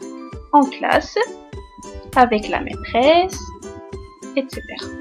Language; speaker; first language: French; non-native, local second language; Arabic